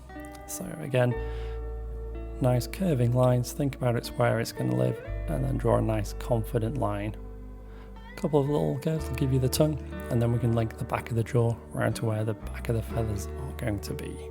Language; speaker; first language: English; native; English